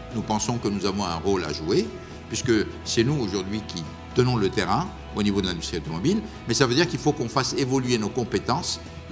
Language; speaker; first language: French; native; French